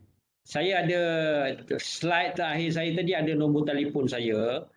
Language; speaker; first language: Malay; native; Malay